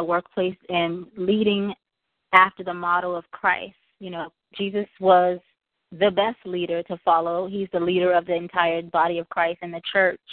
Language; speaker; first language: English; native; English